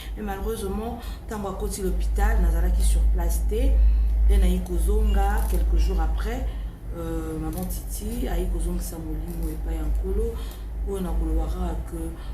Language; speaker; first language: Lingala; native; Lingala